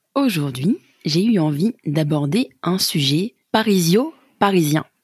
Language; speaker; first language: French; native; French